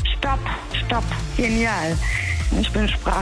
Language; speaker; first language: German; native; German